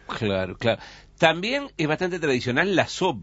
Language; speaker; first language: Spanish; native; Spanish